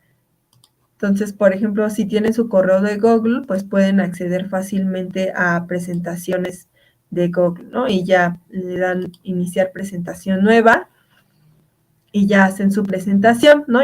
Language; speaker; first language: Spanish; native; Spanish